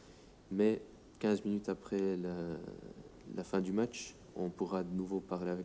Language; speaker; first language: French; non-native, fluent; English